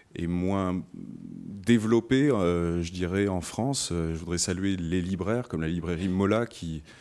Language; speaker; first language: French; native; French